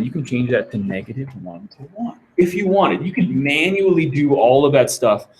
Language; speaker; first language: English; native; English